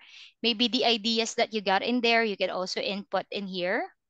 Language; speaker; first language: English; non-native, fluent; Filipino